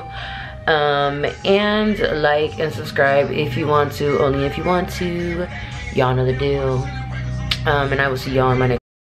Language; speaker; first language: English; native; English